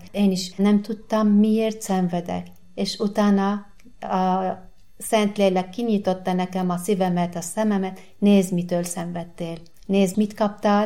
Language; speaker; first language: Hungarian; non-native, learner; Arabic